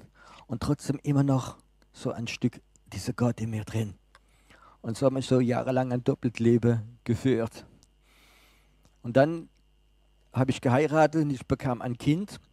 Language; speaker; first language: German; non-native, fluent; French